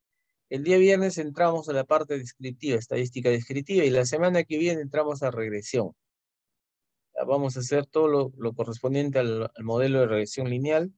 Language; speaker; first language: Spanish; native; Spanish